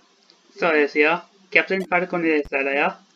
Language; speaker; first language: Japanese; non-native, learner; English